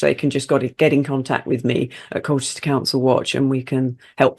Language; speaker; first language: English; native; English